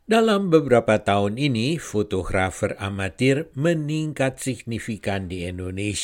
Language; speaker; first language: Indonesian; native; Indonesian